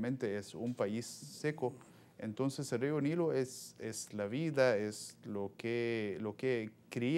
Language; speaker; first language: Spanish; non-native, fluent; Arabic